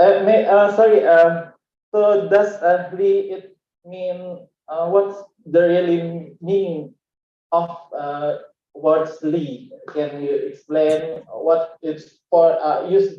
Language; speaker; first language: English; non-native, learner; Indonesian